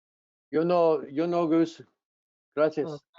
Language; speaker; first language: Spanish; non-native, fluent; English